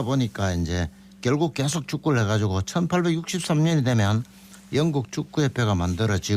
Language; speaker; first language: Korean; native; Korean